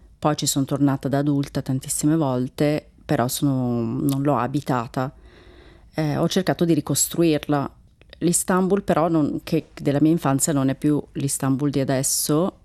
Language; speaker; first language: Italian; early bilingual, other home language; Turkish